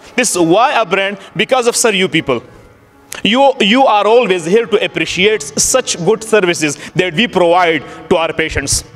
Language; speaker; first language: English; non-native, local second language; Pashto